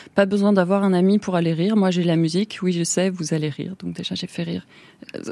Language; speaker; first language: French; native; French